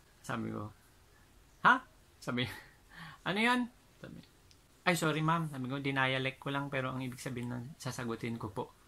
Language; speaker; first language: Filipino; non-native, local second language; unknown